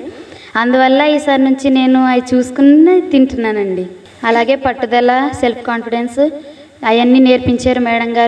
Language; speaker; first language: Telugu; native; Telugu